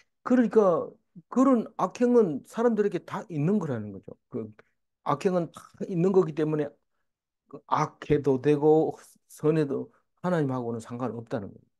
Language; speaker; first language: Korean; native; Korean